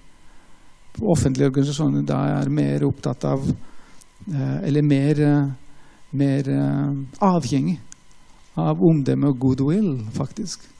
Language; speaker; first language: Norwegian; non-native, fluent; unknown